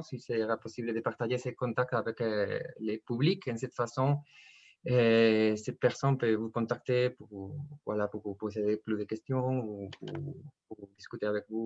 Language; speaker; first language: French; non-native, fluent; Spanish